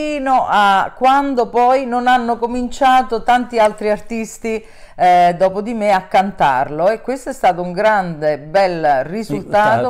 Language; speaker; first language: Italian; native; Italian